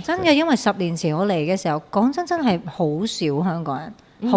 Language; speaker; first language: Cantonese; native; Cantonese